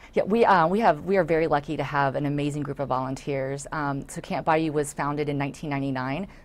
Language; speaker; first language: English; native; English